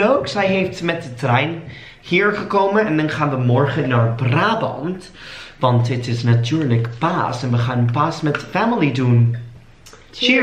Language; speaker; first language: Dutch; non-native, learner; English